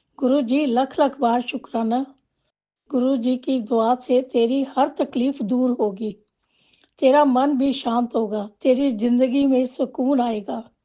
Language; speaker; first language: Hindi; non-native, local second language; Punjabi